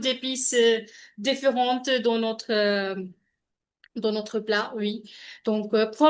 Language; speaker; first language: French; non-native, learner; Punjabi